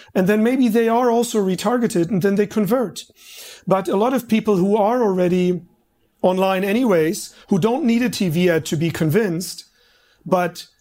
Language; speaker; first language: English; non-native, fluent; German